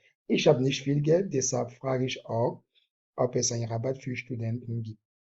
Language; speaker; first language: German; non-native, fluent; French